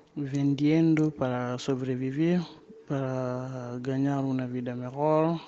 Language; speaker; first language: Spanish; non-native, learner; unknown